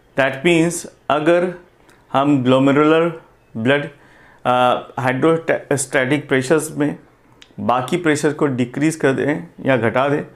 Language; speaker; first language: Hindi; non-native, local second language; Gujarati